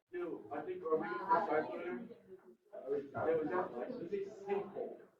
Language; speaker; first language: English; native; English